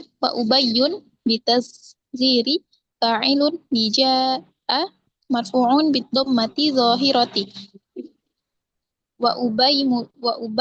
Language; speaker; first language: Arabic; non-native, learner; Indonesian